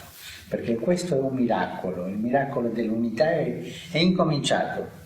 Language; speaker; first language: Italian; non-native, fluent; Spanish